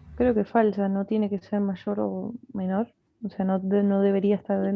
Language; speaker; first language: Spanish; native; Spanish